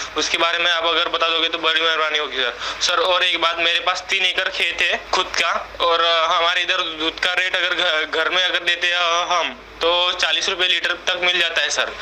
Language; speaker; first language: Hindi; non-native, local second language; Marathi